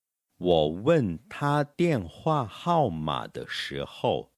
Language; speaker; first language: Chinese; non-native, fluent; Portuguese